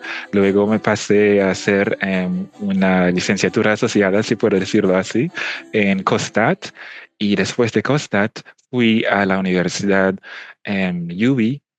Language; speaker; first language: Spanish; non-native, fluent; English